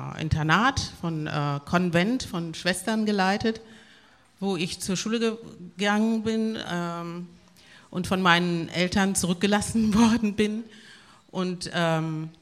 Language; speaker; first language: German; early bilingual, other home language; Spanish